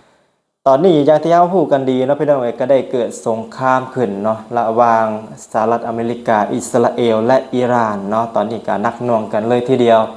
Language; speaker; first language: Thai; non-native, local second language; Northeastern Thai